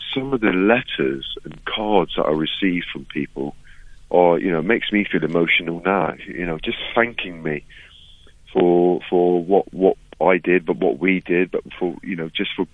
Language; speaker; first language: English; native; English